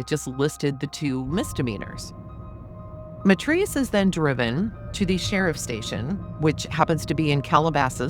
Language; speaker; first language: English; native; English